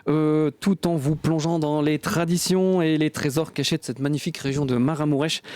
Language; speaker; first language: French; native; French